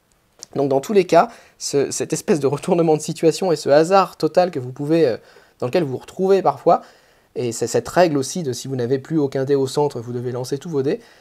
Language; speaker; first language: French; native; French